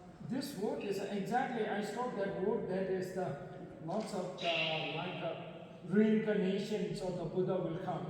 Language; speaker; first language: English; non-native, fluent; Tibetan